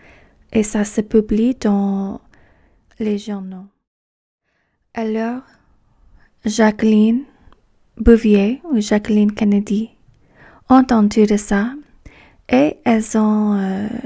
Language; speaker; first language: French; non-native, fluent; English